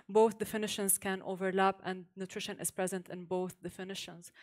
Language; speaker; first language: English; non-native, fluent; Arabic